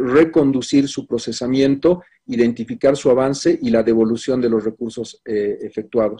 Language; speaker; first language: Spanish; native; Spanish